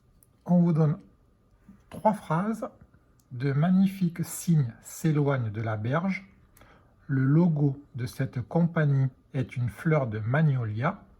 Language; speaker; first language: French; native; French